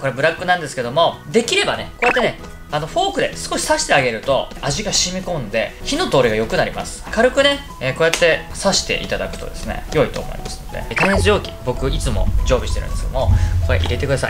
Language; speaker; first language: Japanese; native; Japanese